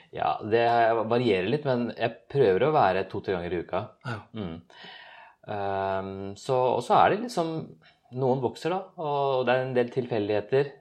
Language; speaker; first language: Norwegian; early bilingual, other home language; Urdu